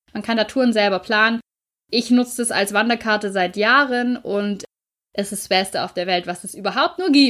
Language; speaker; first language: German; native; German